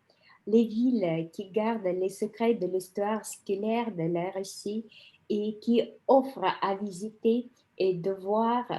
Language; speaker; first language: French; non-native, fluent; Russian